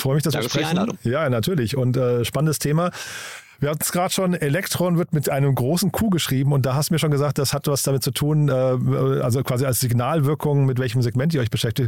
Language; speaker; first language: German; native; German